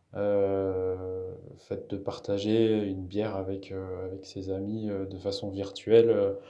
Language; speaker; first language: French; non-native, local second language; Malagasy